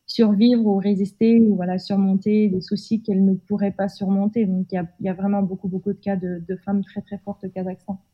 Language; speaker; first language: French; non-native, fluent; Russian